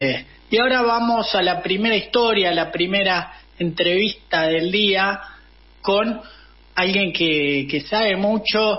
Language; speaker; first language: Spanish; native; Spanish